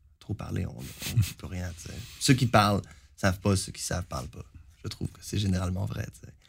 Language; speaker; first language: French; native; French